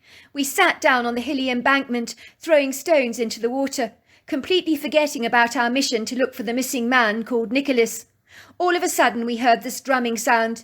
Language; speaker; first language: English; native; English